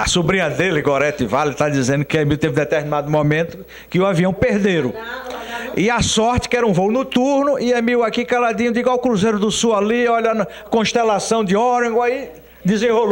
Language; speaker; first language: Portuguese; native; Portuguese